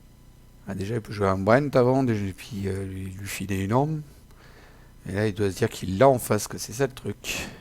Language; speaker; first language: French; native; French